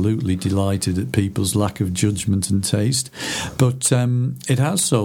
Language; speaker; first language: English; native; English